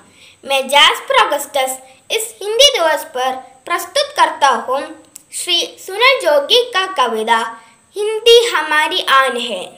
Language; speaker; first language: Hindi; non-native, local second language; Malayalam